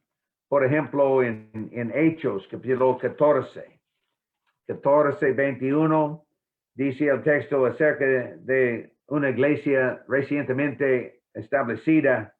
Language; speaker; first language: Spanish; non-native, fluent; English